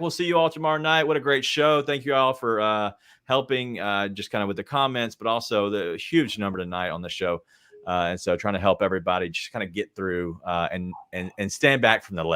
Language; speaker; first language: English; native; English